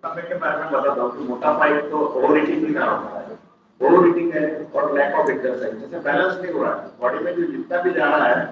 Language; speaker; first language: Hindi; non-native, local second language; Marathi